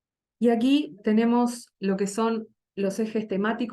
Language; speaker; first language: Spanish; native; Spanish